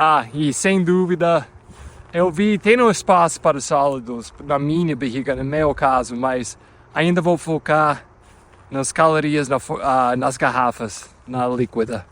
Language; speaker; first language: Portuguese; non-native, fluent; English